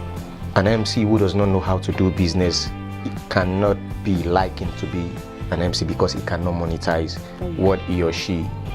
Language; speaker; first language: English; non-native, local second language; Yoruba